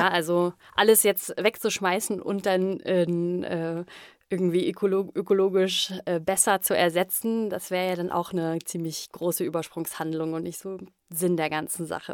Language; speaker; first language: German; native; German